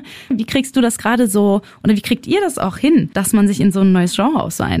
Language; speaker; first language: German; native; German